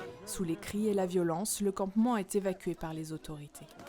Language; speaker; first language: French; native; French